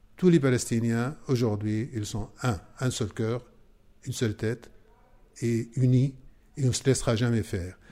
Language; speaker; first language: French; non-native, fluent; Arabic